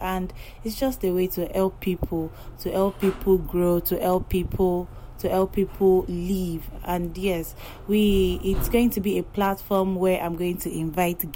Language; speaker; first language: English; non-native, local second language; Yoruba